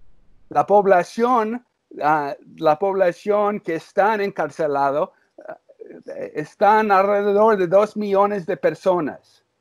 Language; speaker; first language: Spanish; early bilingual, heritage; English